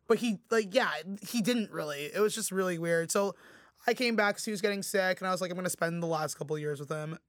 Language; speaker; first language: English; native; English